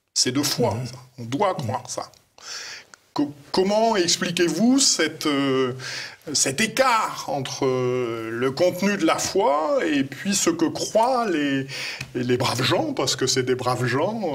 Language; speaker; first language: French; native; French